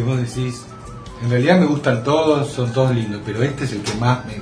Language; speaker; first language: Spanish; native; Spanish